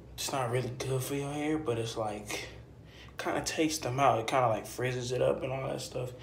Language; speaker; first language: English; native; English